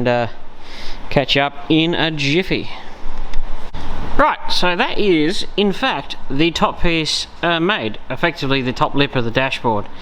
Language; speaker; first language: English; native; English